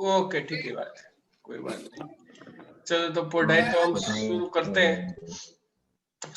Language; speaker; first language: Hindi; non-native, local second language; Gujarati